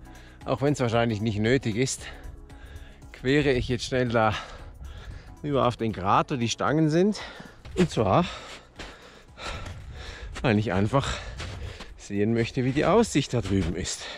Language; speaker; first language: German; native; German